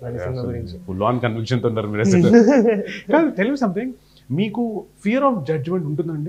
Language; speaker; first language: Telugu; native; Telugu